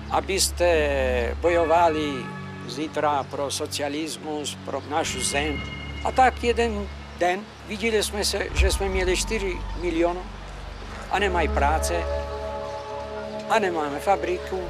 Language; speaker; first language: Slovak; non-native, fluent; Albanian